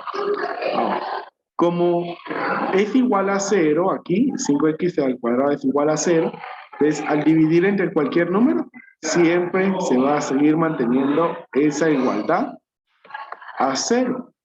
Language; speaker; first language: Spanish; native; Spanish